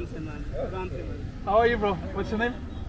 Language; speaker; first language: English; non-native, fluent; French